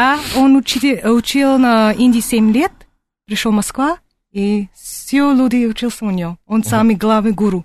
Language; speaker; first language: Russian; non-native, learner; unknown